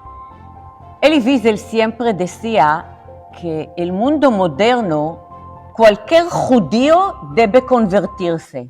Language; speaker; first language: Spanish; non-native, fluent; Hebrew